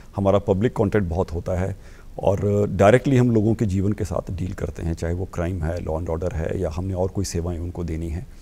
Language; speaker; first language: Hindi; native; Hindi